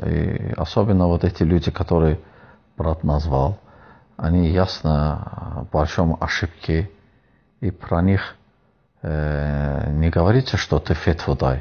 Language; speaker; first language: Russian; non-native, fluent; Azerbaijani